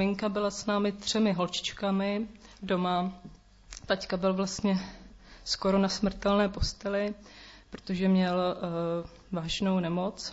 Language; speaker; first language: Czech; native; Czech